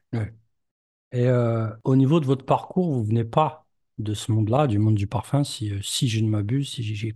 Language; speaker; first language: French; native; French